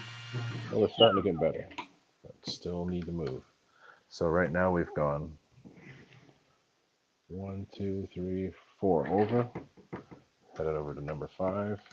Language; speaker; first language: English; native; English